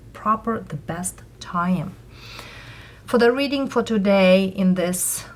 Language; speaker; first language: English; non-native, fluent; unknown